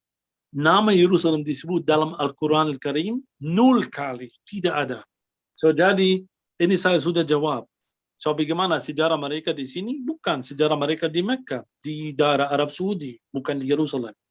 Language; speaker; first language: Indonesian; non-native, fluent; Arabic